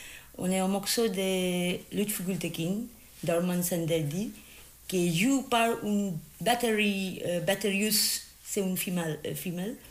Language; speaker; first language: French; non-native, learner; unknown